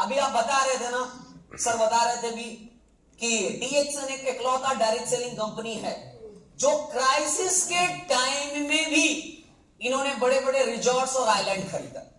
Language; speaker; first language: Hindi; native; Hindi